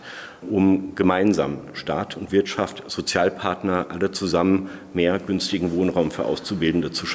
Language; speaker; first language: German; native; German